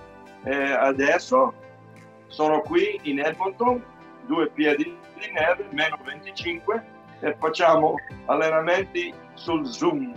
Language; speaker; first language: Italian; early bilingual, heritage; Italian